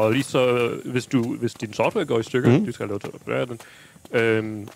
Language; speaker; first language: Danish; non-native, fluent; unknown